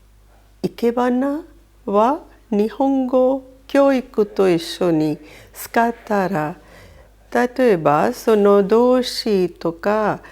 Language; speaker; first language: Japanese; non-native, fluent; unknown